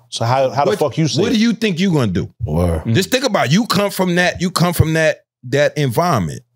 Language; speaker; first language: English; native; English